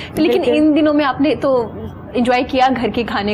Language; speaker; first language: Urdu; native; Urdu